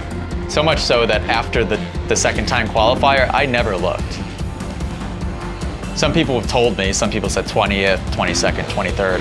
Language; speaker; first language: English; native; English